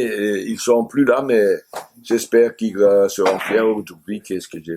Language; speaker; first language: French; non-native, fluent; Dutch